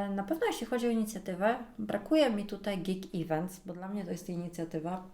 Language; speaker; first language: Polish; native; Polish